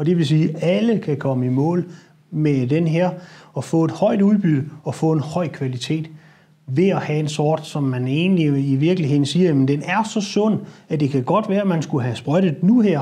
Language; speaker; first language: Danish; native; Danish